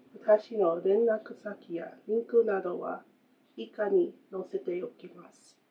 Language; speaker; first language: Japanese; non-native, fluent; English